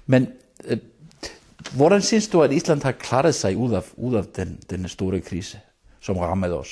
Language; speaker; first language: Danish; non-native, fluent; Icelandic